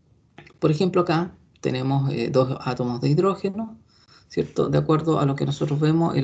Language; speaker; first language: Spanish; native; Spanish